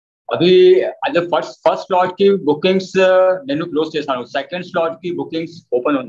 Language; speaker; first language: Telugu; non-native, local second language; Hindi